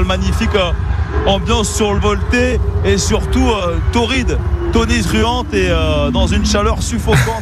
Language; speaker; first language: French; native; French